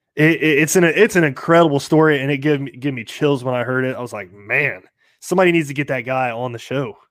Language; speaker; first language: English; native; English